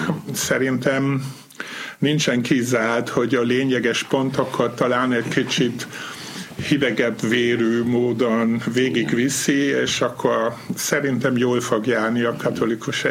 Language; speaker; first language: Hungarian; non-native, fluent; Dutch